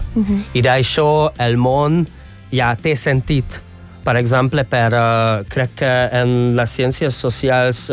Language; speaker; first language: Catalan; non-native, fluent; Hungarian